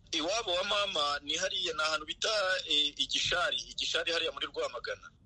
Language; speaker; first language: Kinyarwanda; native; Kinyarwanda